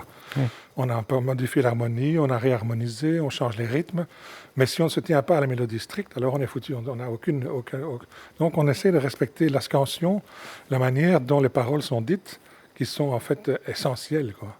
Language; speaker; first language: French; native; French